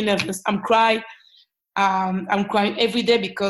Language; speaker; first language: English; non-native, learner; French